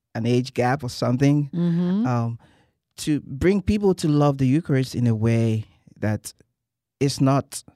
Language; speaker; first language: English; non-native, local second language; Igbo